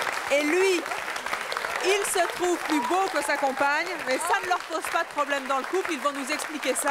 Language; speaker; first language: French; native; French